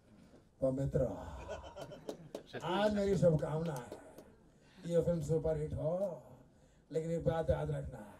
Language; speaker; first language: Hindi; native; Hindi